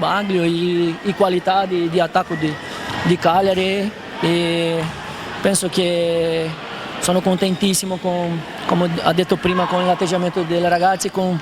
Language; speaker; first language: Italian; non-native, fluent; Spanish